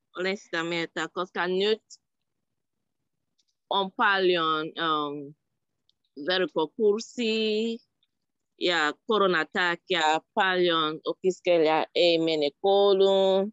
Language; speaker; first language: Finnish; non-native, learner; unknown